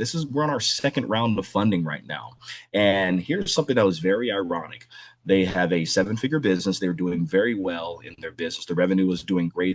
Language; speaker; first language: English; native; English